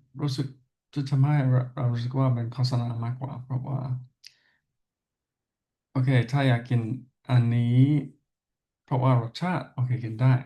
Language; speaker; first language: Thai; non-native, learner; English